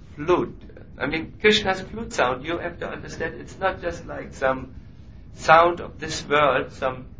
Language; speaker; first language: English; non-native, fluent; German